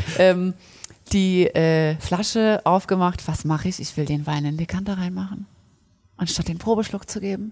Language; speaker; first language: German; early bilingual, other home language; Polish